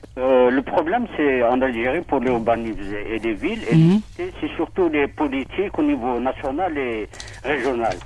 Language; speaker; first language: French; non-native, local second language; Arabic